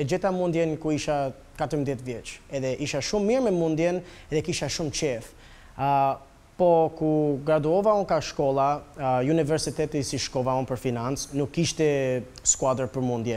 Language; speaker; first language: Albanian; early bilingual, heritage; Albanian